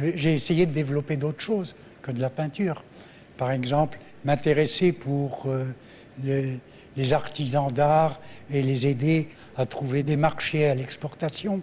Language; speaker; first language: French; native; French